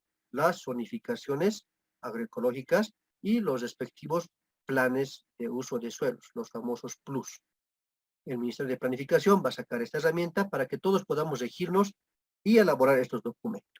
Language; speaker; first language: Spanish; native; Spanish